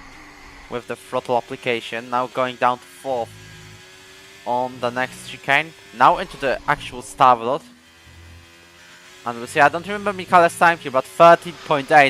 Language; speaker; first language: English; non-native, fluent; Polish